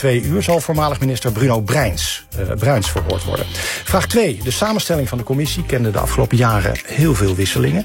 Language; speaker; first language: Dutch; native; Dutch